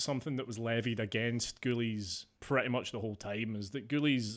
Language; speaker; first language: English; native; English